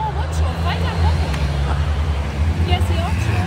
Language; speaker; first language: Spanish; non-native, learner; German